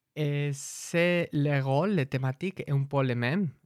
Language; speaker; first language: French; non-native, learner; Spanish